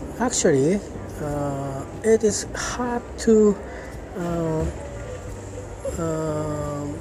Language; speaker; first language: English; non-native, learner; Japanese